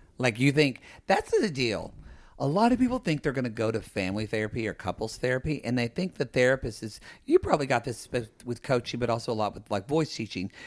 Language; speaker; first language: English; native; English